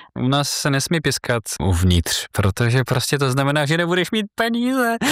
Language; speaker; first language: Czech; non-native, fluent; Russian